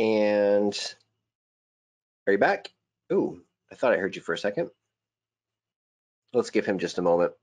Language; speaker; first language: English; native; English